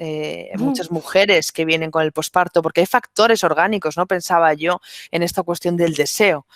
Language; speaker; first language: Spanish; native; Spanish